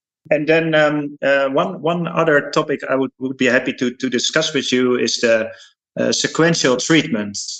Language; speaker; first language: English; non-native, fluent; Dutch